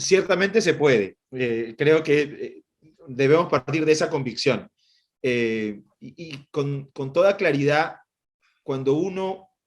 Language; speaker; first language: Spanish; native; Spanish